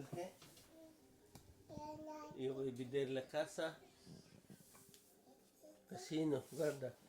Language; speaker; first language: Italian; non-native, learner; Filipino